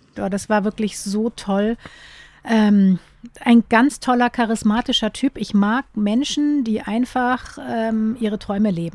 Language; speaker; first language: German; native; German